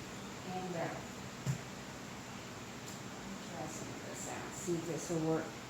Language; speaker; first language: English; native; English